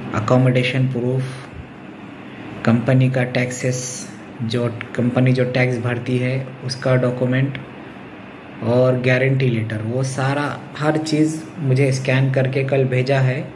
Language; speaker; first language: Hindi; non-native, local second language; Urdu